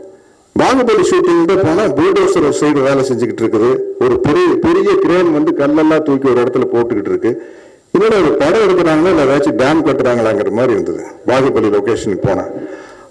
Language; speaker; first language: Tamil; native; Tamil